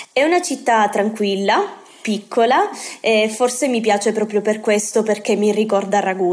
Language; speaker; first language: Italian; native; Italian